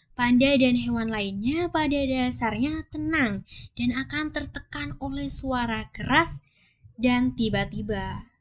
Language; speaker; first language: Indonesian; native; Indonesian